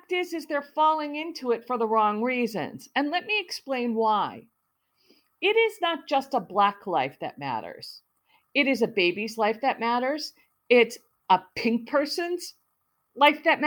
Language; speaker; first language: English; native; English